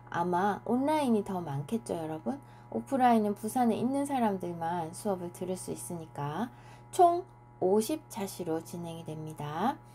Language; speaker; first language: Korean; native; Korean